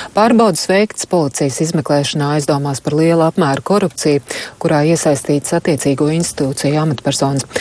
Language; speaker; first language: Latvian; native; Latvian